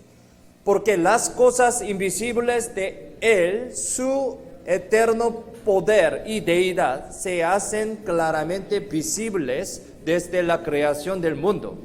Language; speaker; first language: Spanish; non-native, fluent; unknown